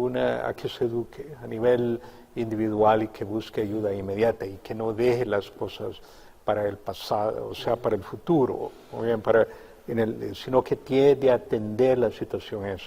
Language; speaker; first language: Spanish; native; Spanish